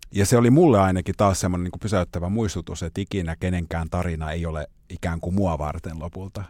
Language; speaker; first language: Finnish; native; Finnish